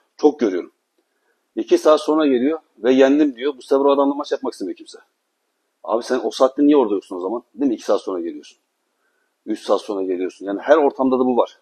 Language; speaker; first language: Turkish; native; Turkish